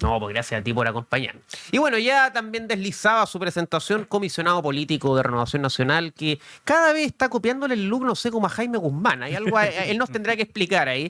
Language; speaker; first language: Spanish; native; Spanish